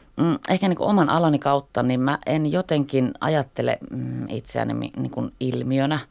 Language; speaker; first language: Finnish; native; Finnish